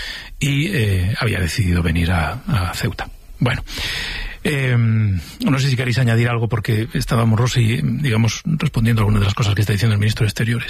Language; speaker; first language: Spanish; native; Spanish